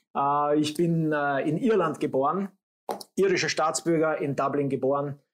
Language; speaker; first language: German; early bilingual, other home language; English